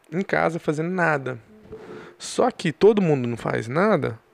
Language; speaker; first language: Portuguese; early bilingual, other home language; English